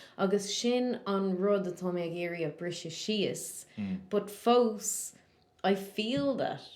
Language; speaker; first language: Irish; non-native, local second language; English